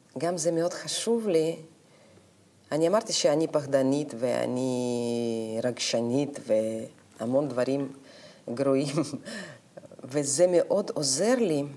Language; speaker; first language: Hebrew; non-native, fluent; Russian